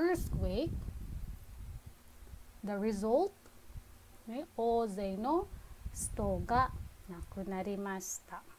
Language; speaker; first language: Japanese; non-native, fluent; Filipino